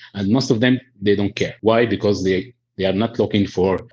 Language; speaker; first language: English; non-native, fluent; Arabic